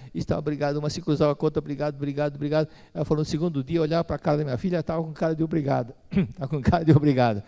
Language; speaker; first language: Portuguese; native; Portuguese